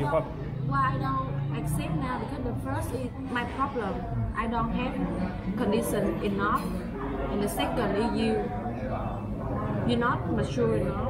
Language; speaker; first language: English; non-native, learner; Vietnamese